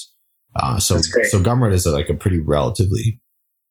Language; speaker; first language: English; native; English